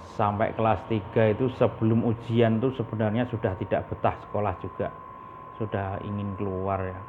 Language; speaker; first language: Indonesian; native; Indonesian